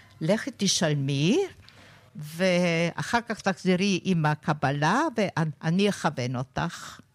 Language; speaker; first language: Hebrew; non-native, fluent; German